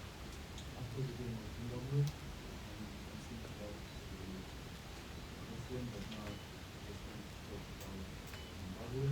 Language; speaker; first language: English; non-native, learner; French